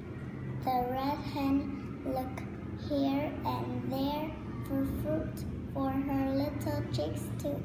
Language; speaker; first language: English; non-native, learner; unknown